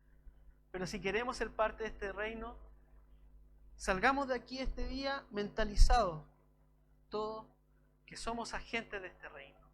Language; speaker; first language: Spanish; native; Spanish